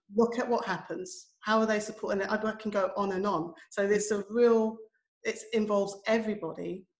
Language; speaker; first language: English; native; English